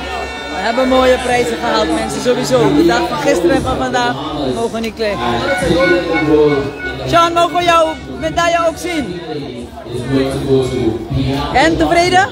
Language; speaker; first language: Dutch; native; Dutch